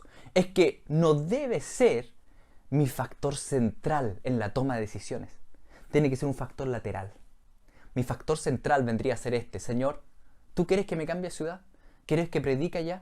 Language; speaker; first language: Spanish; native; Spanish